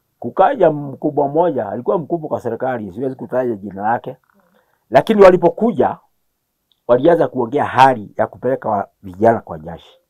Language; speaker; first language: Swahili; non-native, local second language; Kikuyu